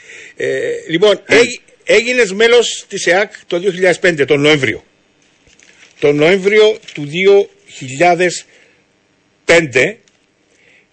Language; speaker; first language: Greek; native; Greek